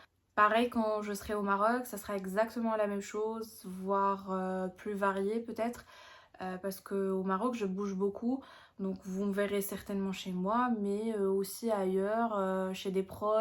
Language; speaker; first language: French; non-native, local second language; Arabic